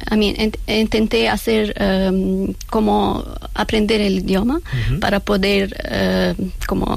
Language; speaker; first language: Spanish; non-native, learner; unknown